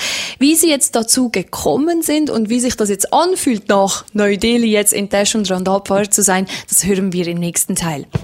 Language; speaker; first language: German; native; German